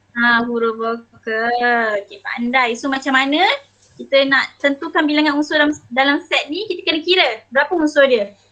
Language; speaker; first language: Malay; native; Malay